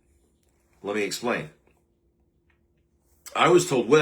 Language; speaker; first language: English; native; English